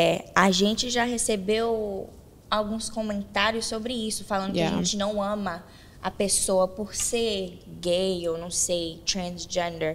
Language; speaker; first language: Portuguese; early bilingual, heritage; Portuguese